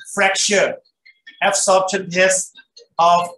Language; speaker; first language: English; non-native, fluent; Thai